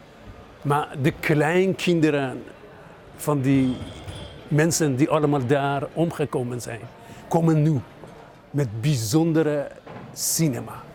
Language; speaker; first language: Dutch; non-native, fluent; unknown